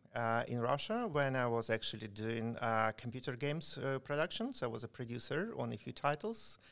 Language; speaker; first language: English; non-native, fluent; Ukrainian